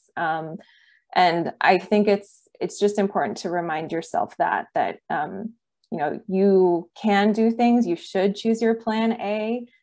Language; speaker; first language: English; native; English